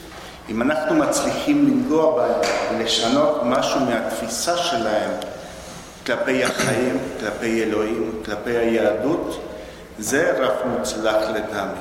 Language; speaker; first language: Hebrew; non-native, fluent; Spanish